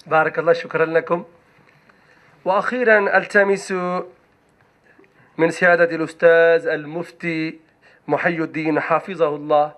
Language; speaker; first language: Arabic; non-native, fluent; Urdu